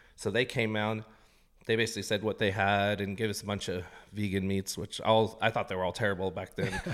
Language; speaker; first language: English; native; English